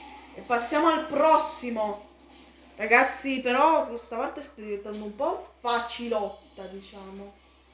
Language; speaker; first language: Italian; native; Italian